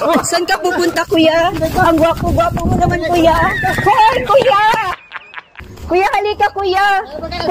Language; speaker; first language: Filipino; non-native, local second language; Cebuano